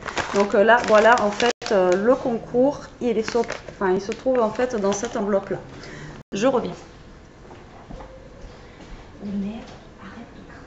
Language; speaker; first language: French; native; French